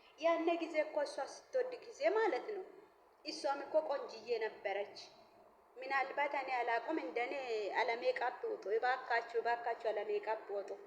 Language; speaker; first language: Amharic; non-native, local second language; Oromo